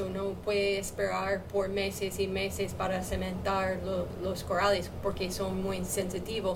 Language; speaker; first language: Spanish; non-native, learner; English